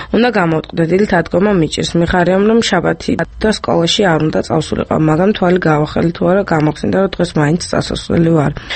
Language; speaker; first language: Georgian; early bilingual, other home language; French